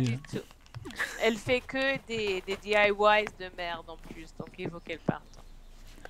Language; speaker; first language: French; non-native, fluent; English